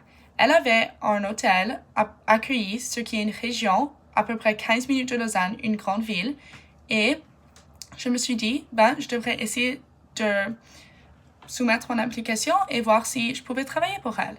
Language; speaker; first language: French; non-native, fluent; English